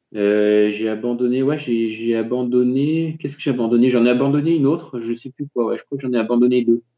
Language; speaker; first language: French; native; French